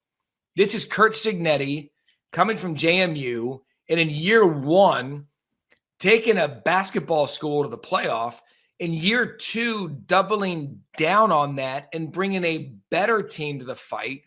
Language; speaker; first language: English; native; English